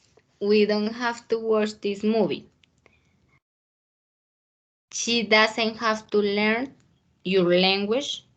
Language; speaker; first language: English; non-native, learner; Spanish